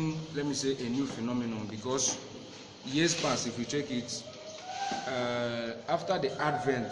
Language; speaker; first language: English; non-native, local second language; Igbo